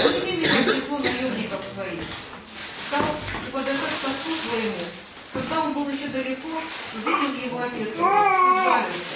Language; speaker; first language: Russian; native; Russian